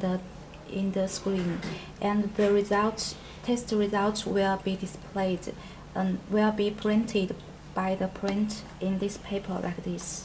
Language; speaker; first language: English; non-native, learner; Chinese